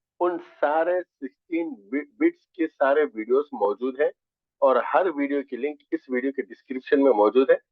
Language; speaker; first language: Urdu; native; Urdu